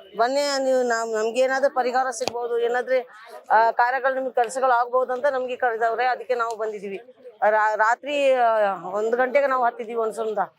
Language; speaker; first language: Kannada; non-native, local second language; Marathi